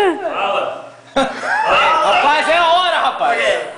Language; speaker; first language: Portuguese; native; Portuguese